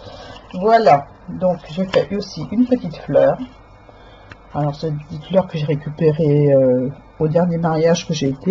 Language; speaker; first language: French; native; French